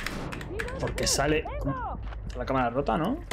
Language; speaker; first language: Spanish; native; Spanish